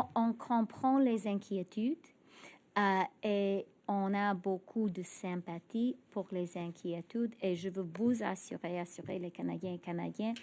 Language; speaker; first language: French; non-native, fluent; English